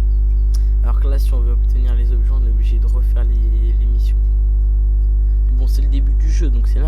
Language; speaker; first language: French; native; French